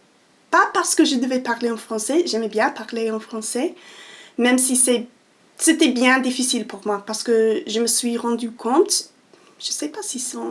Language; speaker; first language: French; non-native, fluent; English